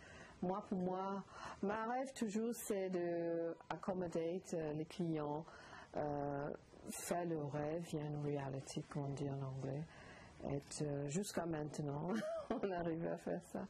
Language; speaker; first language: French; non-native, learner; English